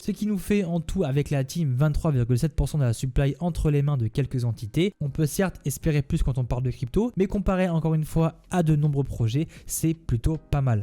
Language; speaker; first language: French; native; French